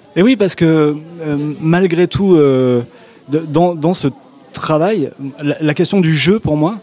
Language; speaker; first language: French; native; French